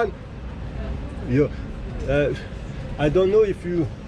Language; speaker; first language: English; non-native, learner; French